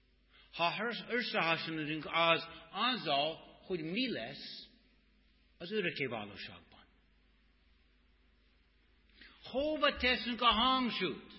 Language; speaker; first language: Hungarian; non-native, fluent; English